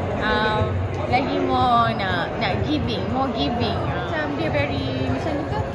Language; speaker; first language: Malay; native; Malay